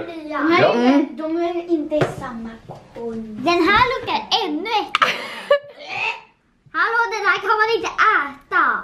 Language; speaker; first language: Swedish; native; Swedish